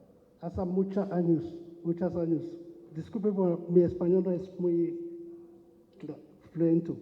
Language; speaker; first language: Spanish; non-native, learner; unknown